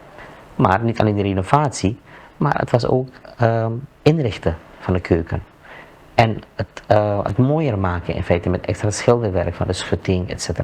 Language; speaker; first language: Dutch; native; Dutch